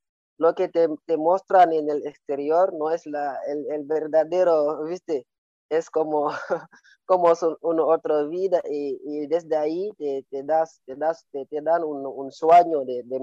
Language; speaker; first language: Spanish; non-native, learner; Wolof